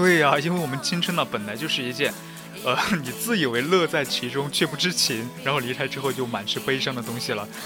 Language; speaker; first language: Chinese; native; Chinese